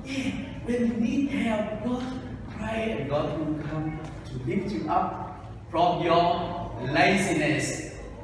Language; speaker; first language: English; non-native, fluent; Vietnamese